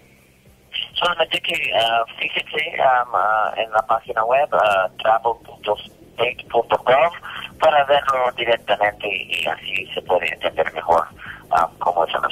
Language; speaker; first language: Spanish; non-native, fluent; English